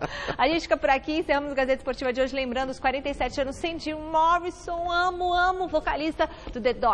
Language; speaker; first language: Portuguese; native; Portuguese